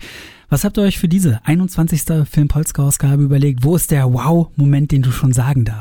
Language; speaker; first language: German; native; German